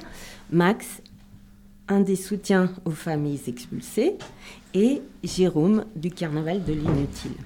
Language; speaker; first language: French; native; French